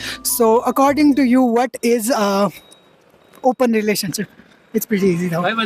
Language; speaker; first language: English; non-native, learner; Hindi